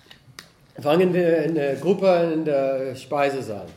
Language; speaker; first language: German; non-native, fluent; English